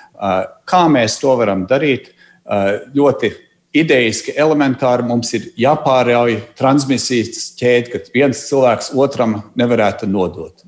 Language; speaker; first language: Latvian; early bilingual, heritage; Latvian